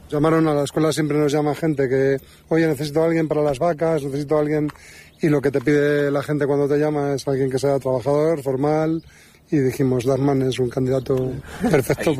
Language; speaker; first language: Spanish; native; Spanish